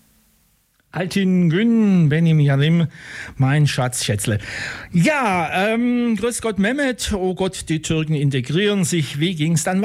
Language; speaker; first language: German; native; German